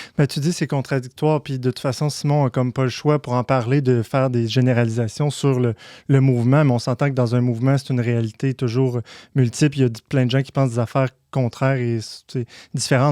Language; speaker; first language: French; native; French